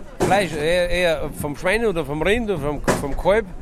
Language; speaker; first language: German; native; German